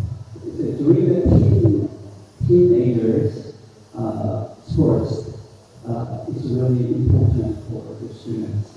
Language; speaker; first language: English; non-native, fluent; Korean